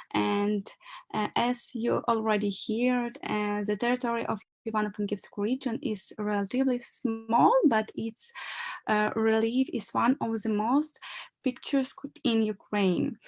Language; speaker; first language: English; non-native, learner; Ukrainian